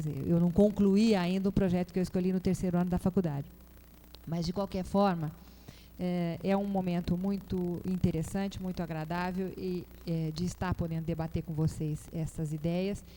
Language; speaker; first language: Portuguese; native; Portuguese